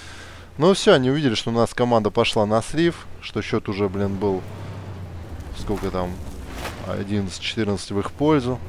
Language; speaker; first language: Russian; native; Russian